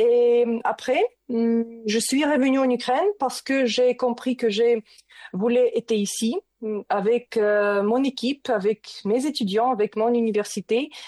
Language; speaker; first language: French; non-native, learner; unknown